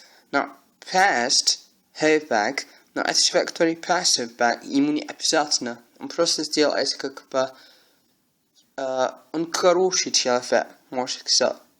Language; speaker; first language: Russian; non-native, learner; English